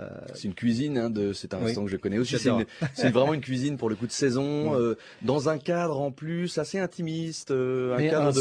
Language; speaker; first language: French; native; French